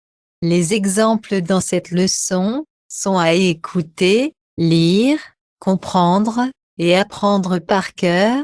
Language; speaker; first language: French; non-native, fluent; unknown